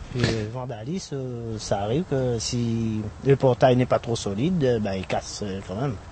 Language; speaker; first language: French; native; French